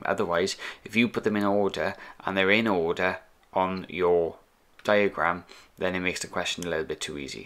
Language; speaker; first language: English; native; English